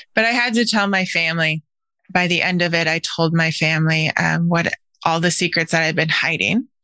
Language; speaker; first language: English; native; English